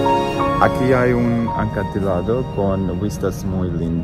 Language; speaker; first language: Spanish; non-native, learner; Croatian